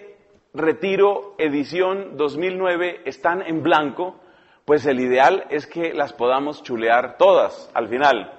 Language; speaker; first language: Spanish; native; Spanish